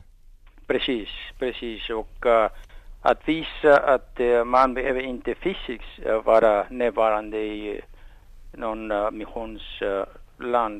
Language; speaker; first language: Swedish; non-native, fluent; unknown